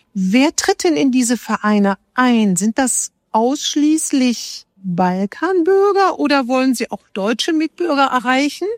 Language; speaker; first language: German; native; German